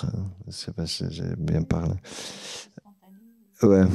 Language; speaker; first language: French; non-native, fluent; Portuguese